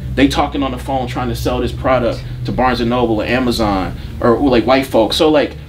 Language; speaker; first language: English; native; English